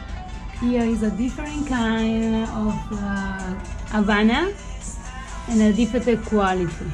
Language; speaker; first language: English; non-native, learner; Italian